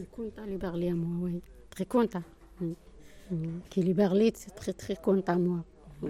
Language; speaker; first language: French; non-native, learner; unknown